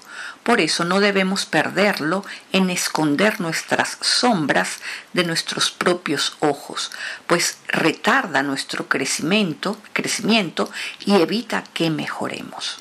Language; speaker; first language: Spanish; native; Spanish